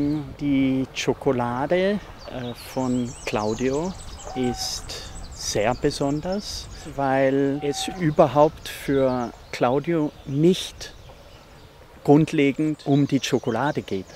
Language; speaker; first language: German; non-native, fluent; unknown